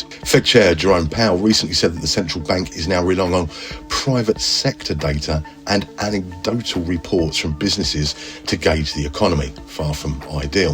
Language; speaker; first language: English; native; English